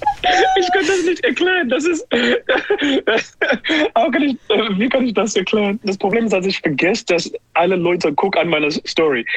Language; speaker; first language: German; non-native, learner; English